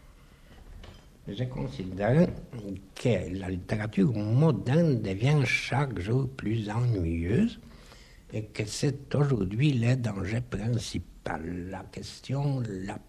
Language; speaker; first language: French; non-native, fluent; Polish